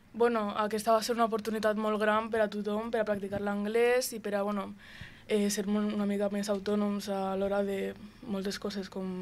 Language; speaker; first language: Catalan; early bilingual, other home language; Romanian